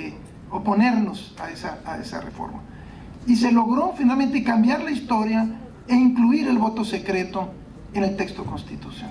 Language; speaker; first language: Spanish; native; Spanish